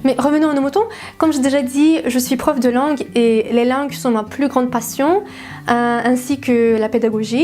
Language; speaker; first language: French; non-native, fluent; Russian